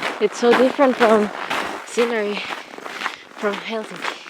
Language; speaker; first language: English; non-native, learner; Korean